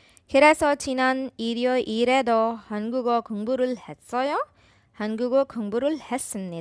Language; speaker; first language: Korean; non-native, fluent; Urdu